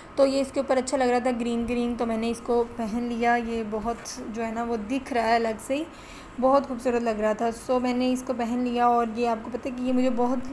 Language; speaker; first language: Urdu; non-native, local second language; Punjabi